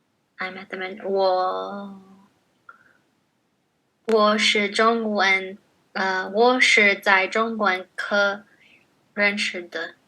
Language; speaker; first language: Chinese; non-native, learner; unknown